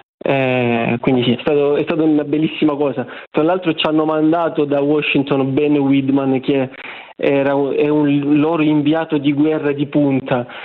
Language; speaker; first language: Italian; native; Italian